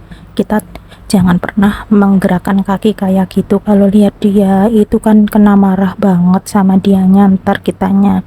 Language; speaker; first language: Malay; non-native, local second language; Javanese